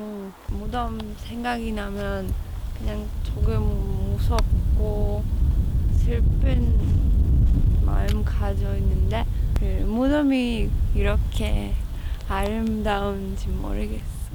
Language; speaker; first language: Korean; non-native, fluent; Polish